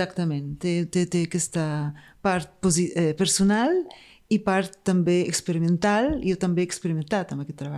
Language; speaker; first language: Catalan; non-native, fluent; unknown